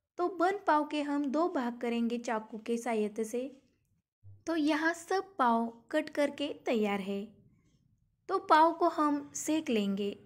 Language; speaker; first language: Hindi; non-native, local second language; Marathi